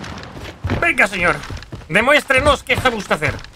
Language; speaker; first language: Spanish; native; Spanish